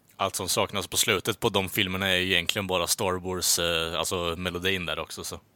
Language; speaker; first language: Swedish; native; Swedish